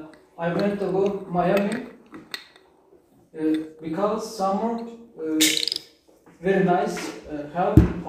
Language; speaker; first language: English; non-native, learner; Turkish